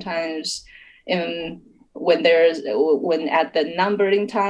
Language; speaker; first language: English; non-native, fluent; Chinese